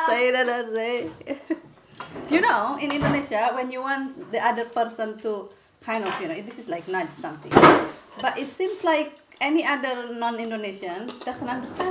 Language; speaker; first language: English; non-native, fluent; Indonesian